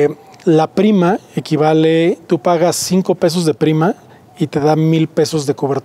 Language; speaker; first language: Spanish; native; Spanish